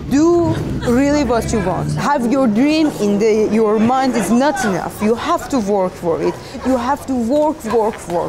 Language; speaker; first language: English; non-native, learner; Persian